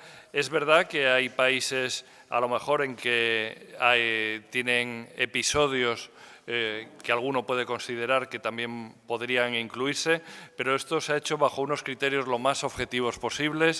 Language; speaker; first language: Spanish; native; Spanish